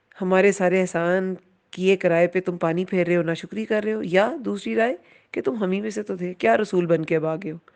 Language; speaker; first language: Urdu; native; Urdu